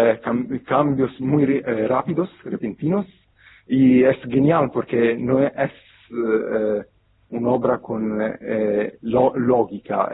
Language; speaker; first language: Spanish; non-native, fluent; Italian